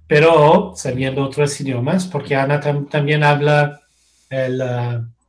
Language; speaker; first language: Spanish; non-native, fluent; English